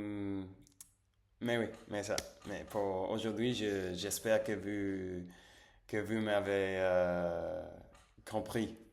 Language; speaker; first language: French; non-native, fluent; Spanish